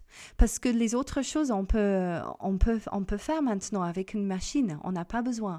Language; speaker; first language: French; non-native, fluent; English